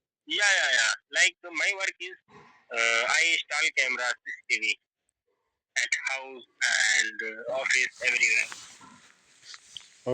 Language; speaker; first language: English; non-native, learner; Hindi